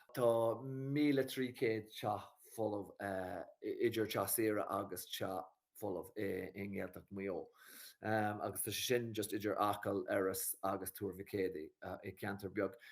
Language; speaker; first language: Irish; native; Irish